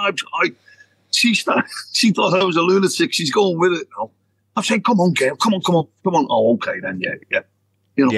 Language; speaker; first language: English; native; English